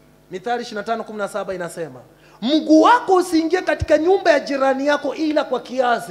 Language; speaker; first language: Swahili; non-native, fluent; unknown